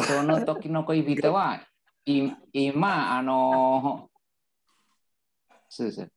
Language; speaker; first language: Japanese; non-native, learner; Indonesian